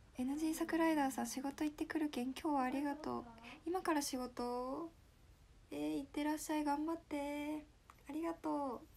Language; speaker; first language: Japanese; native; Japanese